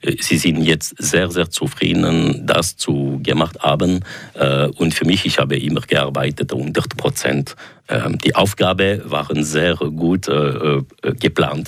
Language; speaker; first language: German; non-native, local second language; French